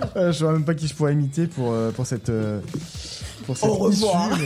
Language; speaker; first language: French; native; French